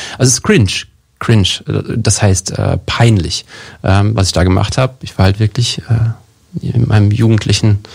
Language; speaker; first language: German; native; German